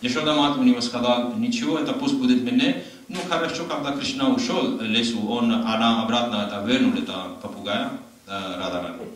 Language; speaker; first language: Russian; non-native, learner; Hindi